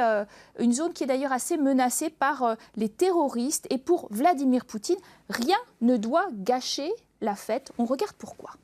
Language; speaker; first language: French; native; French